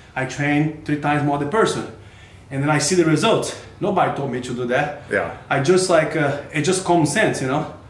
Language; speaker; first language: English; non-native, learner; Portuguese